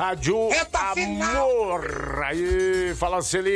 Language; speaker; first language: Portuguese; native; Portuguese